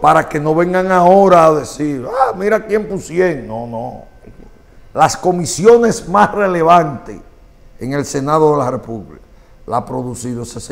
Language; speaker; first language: Spanish; native; Spanish